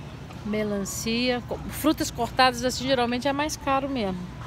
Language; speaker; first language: Portuguese; native; Portuguese